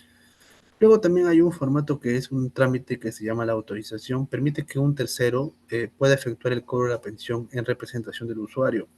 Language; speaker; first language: Spanish; native; Spanish